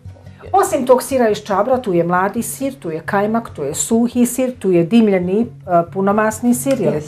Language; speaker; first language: Croatian; native; Croatian